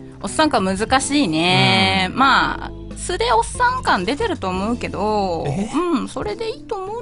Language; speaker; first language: Japanese; native; Japanese